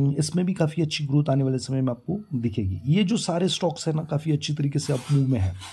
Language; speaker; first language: Hindi; non-native, local second language; Marathi